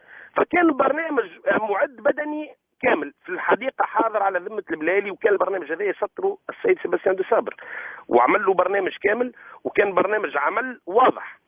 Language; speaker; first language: Arabic; native; Arabic